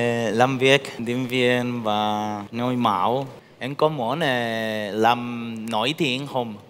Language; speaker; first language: Vietnamese; non-native, learner; Spanish